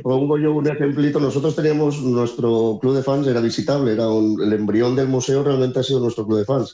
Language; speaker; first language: Spanish; native; Spanish